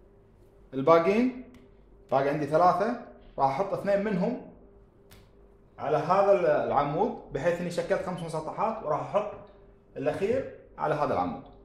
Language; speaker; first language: Arabic; native; Arabic